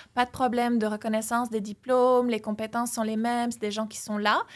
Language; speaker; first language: French; native; French